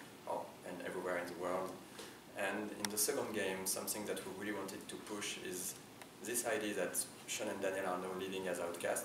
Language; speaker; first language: English; non-native, fluent; French